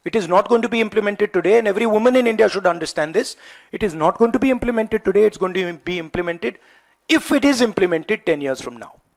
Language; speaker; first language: English; non-native, local second language; Hindi